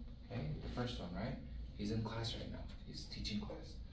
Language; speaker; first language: English; early bilingual, other home language; Korean